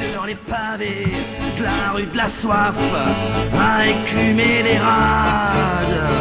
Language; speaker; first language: French; native; French